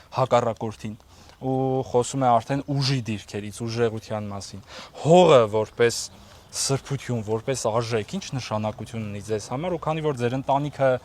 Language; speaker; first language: Armenian; native; Armenian